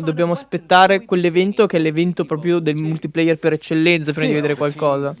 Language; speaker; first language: Italian; native; Italian